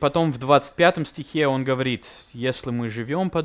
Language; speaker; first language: Russian; non-native, fluent; English